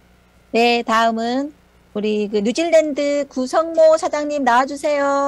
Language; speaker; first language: Korean; native; Korean